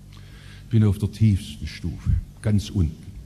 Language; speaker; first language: German; native; German